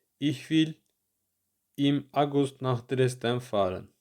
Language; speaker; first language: German; non-native, learner; Turkish